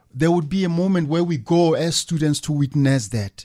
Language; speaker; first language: English; non-native, local second language; Northern Sotho